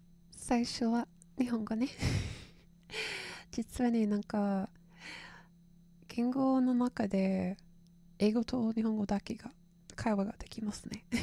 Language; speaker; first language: Japanese; non-native, learner; English